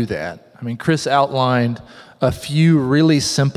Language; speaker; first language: English; native; English